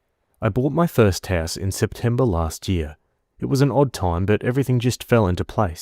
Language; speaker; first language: English; native; English